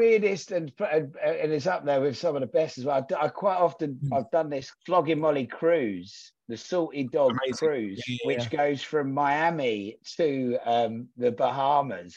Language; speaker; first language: English; native; English